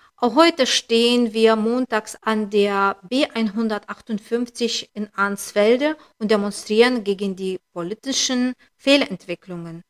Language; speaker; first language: German; non-native, fluent; Lithuanian